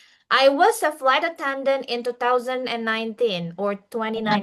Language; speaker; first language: English; non-native, learner; Indonesian